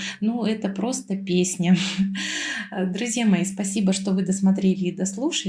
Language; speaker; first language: Russian; native; Russian